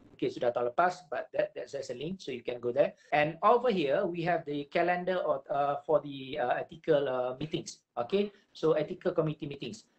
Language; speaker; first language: English; non-native, local second language; Malay